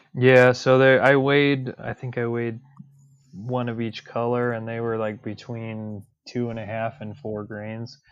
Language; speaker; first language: English; native; English